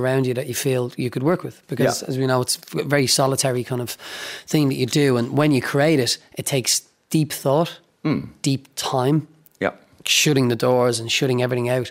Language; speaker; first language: English; native; English